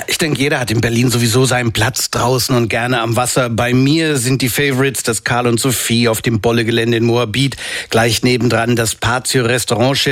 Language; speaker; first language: German; native; German